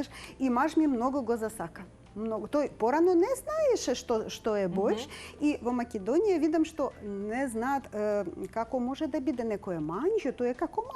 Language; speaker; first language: Macedonian; non-native, learner; Ukrainian